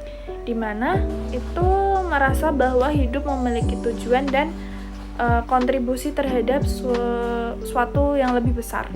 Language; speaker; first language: Indonesian; native; Indonesian